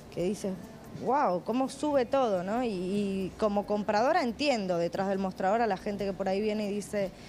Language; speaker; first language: Spanish; native; Spanish